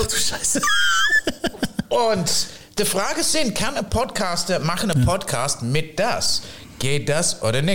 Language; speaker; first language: German; non-native, fluent; English